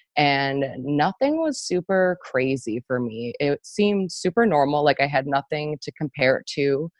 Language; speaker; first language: English; native; English